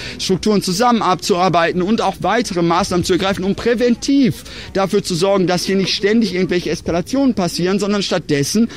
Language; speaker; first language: German; native; German